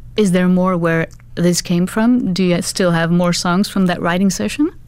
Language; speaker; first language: English; non-native, fluent; Dutch